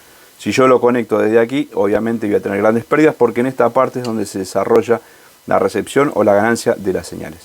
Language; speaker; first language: Spanish; native; Spanish